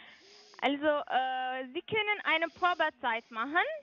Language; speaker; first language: German; non-native, fluent; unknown